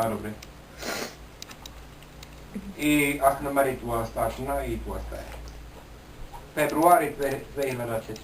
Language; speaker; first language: Bulgarian; non-native, learner; Finnish